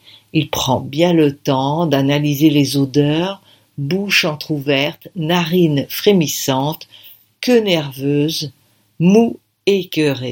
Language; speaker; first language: French; native; French